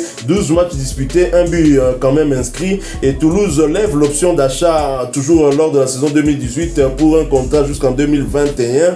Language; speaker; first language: French; non-native, local second language; Lingala